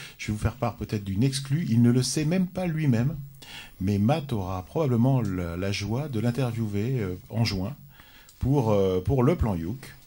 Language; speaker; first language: French; native; French